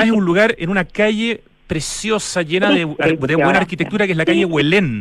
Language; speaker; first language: Spanish; native; Spanish